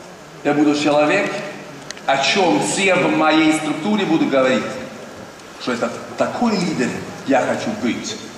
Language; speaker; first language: Russian; non-native, learner; Swedish